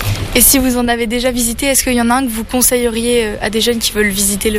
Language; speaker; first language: French; native; French